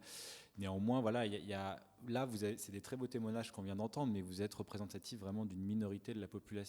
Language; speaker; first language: French; native; French